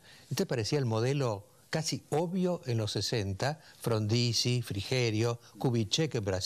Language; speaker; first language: Spanish; native; Spanish